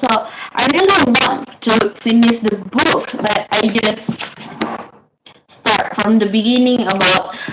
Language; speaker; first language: English; non-native, learner; Indonesian